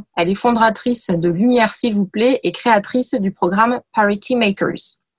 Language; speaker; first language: French; native; French